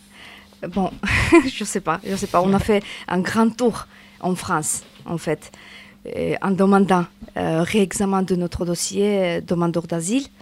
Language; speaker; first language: French; non-native, learner; Georgian